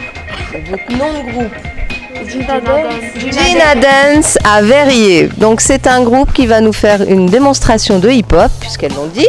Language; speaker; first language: French; native; French